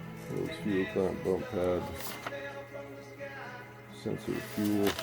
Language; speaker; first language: English; native; English